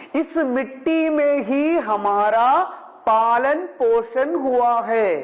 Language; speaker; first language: Hindi; non-native, local second language; Malayalam